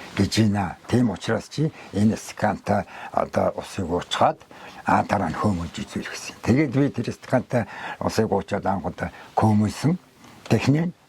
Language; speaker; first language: Mongolian; native; Mongolian